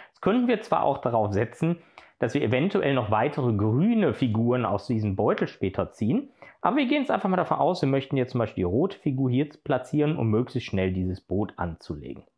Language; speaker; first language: German; native; German